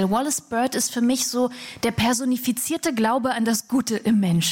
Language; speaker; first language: German; native; German